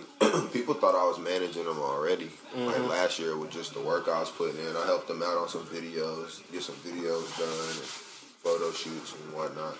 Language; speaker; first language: English; native; English